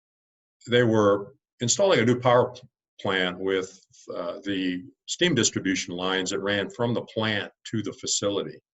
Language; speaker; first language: English; native; English